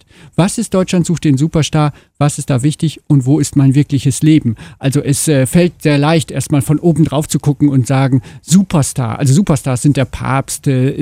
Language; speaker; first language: German; native; German